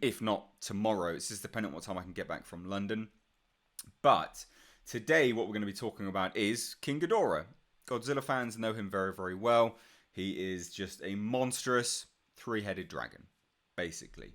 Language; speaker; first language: English; native; English